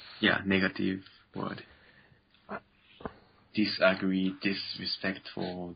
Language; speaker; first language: English; non-native, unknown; Japanese